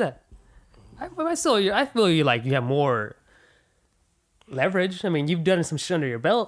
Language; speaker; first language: English; native; English